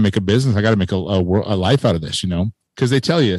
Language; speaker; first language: English; native; English